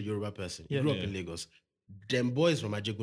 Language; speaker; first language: English; non-native, local second language; Yoruba